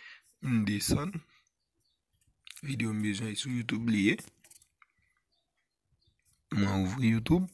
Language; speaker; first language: French; non-native, learner; Haitian Creole